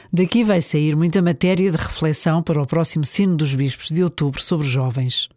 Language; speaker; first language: Portuguese; native; Portuguese